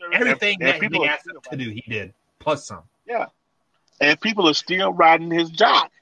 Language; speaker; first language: English; native; English